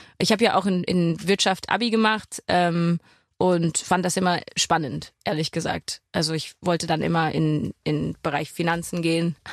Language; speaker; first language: German; non-native, fluent; English